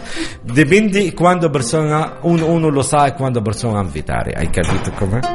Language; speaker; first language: Italian; non-native, learner; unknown